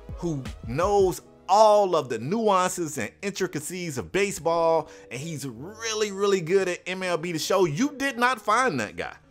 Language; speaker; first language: English; native; English